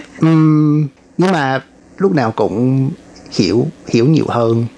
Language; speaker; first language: Vietnamese; non-native, learner; English